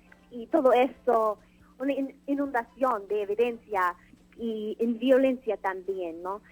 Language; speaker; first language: Spanish; non-native, fluent; English